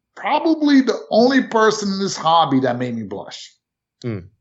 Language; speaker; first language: English; early bilingual, other home language; Romanian